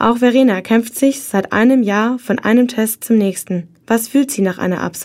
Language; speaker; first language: German; native; German